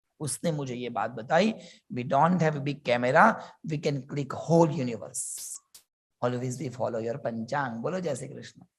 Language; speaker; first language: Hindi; non-native, local second language; Gujarati